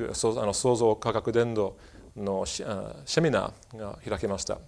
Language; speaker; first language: Japanese; non-native, fluent; English